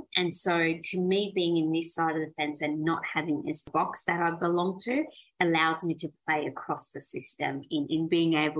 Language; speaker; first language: English; early bilingual, other home language; Persian